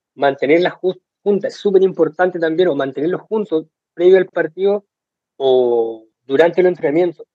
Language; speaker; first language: Spanish; native; Spanish